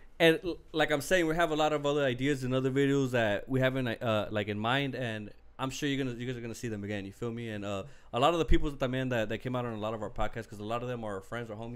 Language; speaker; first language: English; early bilingual, other home language; Spanish